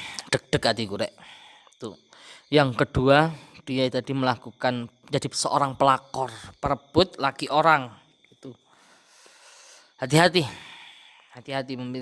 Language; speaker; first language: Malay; non-native, local second language; Javanese